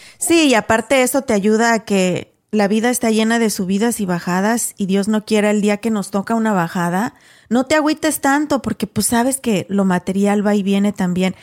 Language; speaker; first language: Spanish; native; Spanish